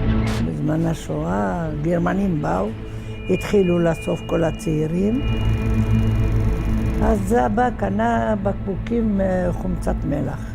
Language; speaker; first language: Hebrew; non-native, fluent; Arabic